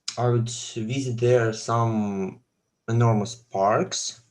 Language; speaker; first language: English; non-native, learner; Russian